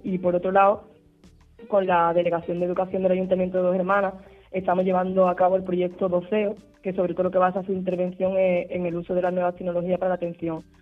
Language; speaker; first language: Spanish; native; Spanish